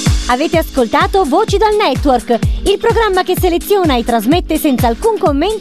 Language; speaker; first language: Italian; native; Italian